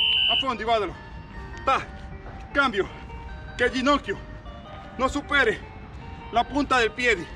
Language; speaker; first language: Italian; non-native, learner; Spanish